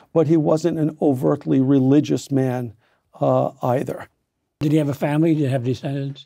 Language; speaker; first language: English; native; English